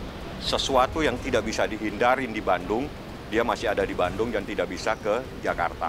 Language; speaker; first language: Indonesian; native; Indonesian